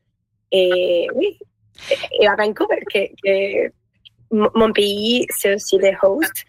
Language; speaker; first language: French; non-native, learner; Spanish